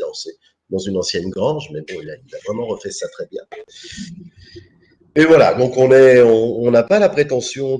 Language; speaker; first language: French; native; French